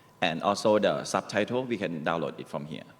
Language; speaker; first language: English; non-native, learner; Thai